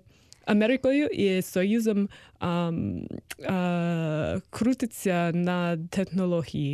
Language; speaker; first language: Ukrainian; non-native, learner; English